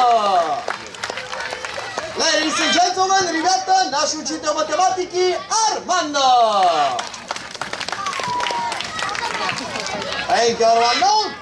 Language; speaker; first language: Russian; non-native, learner; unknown